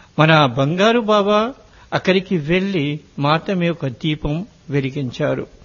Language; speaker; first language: Telugu; non-native, fluent; Morisyen